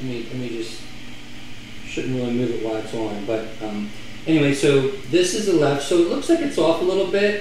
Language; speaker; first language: English; native; English